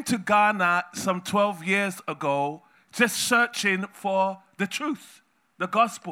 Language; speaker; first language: English; native; English